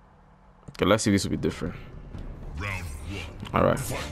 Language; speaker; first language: English; native; English